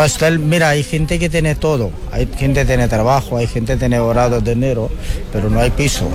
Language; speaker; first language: Spanish; non-native, learner; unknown